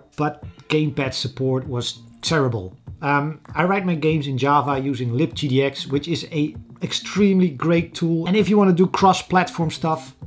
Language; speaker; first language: English; non-native, fluent; Dutch